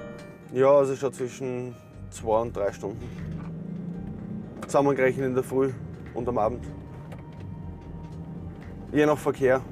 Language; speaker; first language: German; native; German